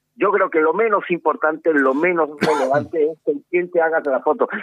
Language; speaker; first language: Spanish; native; Spanish